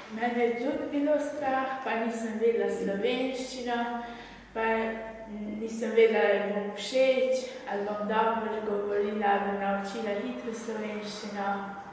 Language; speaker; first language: Slovenian; early bilingual, other home language; Albanian